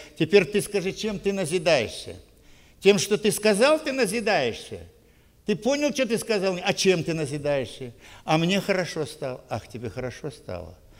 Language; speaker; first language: Russian; native; Russian